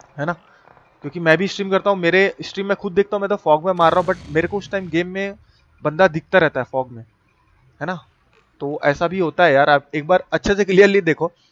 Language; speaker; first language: Hindi; native; Hindi